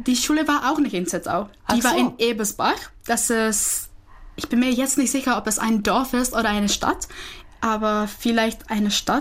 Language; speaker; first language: German; non-native, fluent; Czech